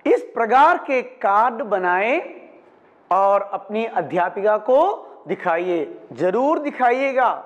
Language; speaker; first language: Hindi; non-native, local second language; Malayalam